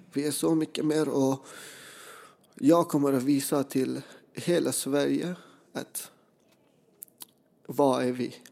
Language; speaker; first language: Swedish; non-native, fluent; Persian